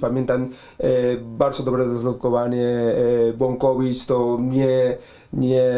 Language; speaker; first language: Polish; non-native, learner; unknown